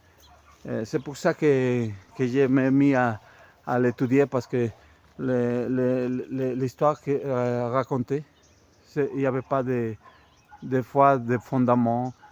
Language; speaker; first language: French; non-native, fluent; Spanish